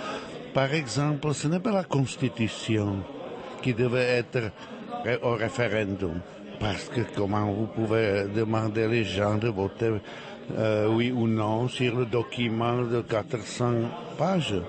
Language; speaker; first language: French; non-native, fluent; Czech